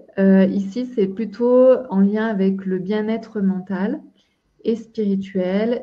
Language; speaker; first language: French; native; French